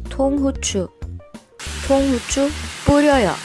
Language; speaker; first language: Korean; non-native, fluent; Spanish